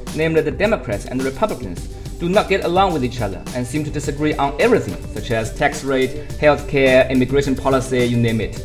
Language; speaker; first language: English; non-native, fluent; Chinese